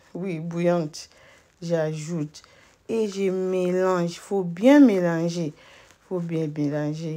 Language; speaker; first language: French; non-native, local second language; Lingala